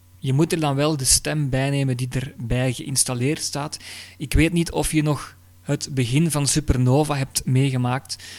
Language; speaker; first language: Dutch; native; Dutch